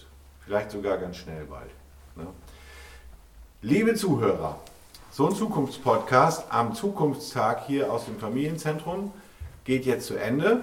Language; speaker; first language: German; native; German